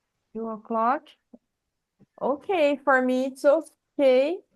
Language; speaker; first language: English; non-native, fluent; Portuguese